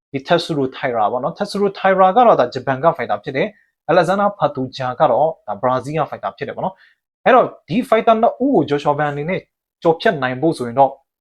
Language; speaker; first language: Burmese; native; Burmese